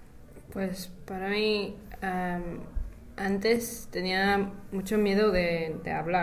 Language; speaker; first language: Spanish; non-native, fluent; English